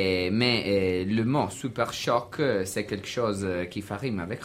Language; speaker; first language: French; non-native, learner; Italian